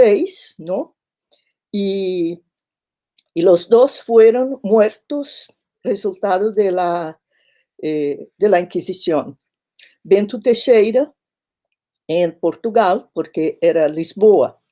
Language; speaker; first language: Spanish; non-native, fluent; Portuguese